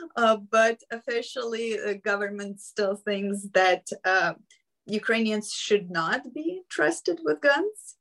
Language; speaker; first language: English; non-native, fluent; Ukrainian